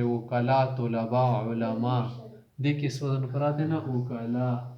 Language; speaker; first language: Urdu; native; Urdu